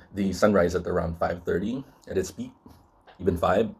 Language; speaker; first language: English; non-native, local second language; Cebuano